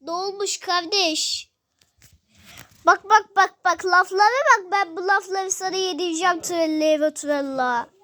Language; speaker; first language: Turkish; native; Turkish